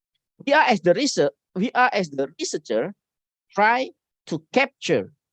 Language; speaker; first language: English; non-native, learner; Indonesian